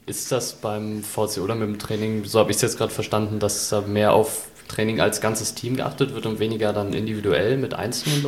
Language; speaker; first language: German; native; German